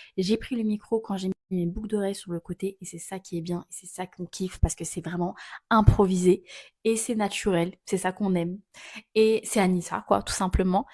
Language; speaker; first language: French; early bilingual, other home language; Arabic